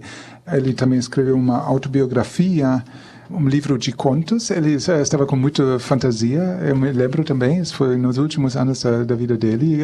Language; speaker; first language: Portuguese; non-native, fluent; German